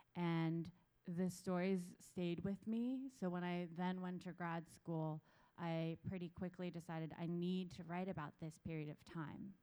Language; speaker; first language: English; early bilingual, other home language; Korean